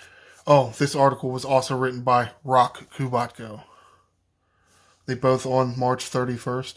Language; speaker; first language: English; native; English